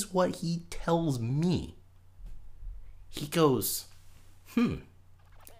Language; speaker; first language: English; native; English